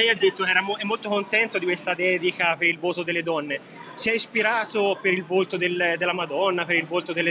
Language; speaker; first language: Italian; native; Italian